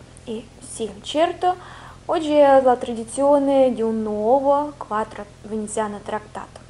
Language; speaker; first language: Italian; non-native, learner; Russian